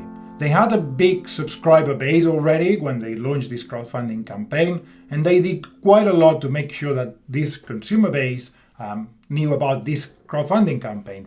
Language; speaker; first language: English; non-native, fluent; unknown